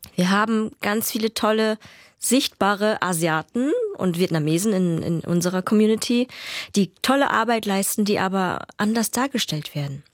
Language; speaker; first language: German; early bilingual, other home language; Vietnamese